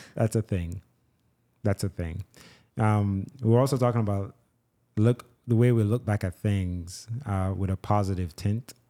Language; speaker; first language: English; non-native, local second language; Igbo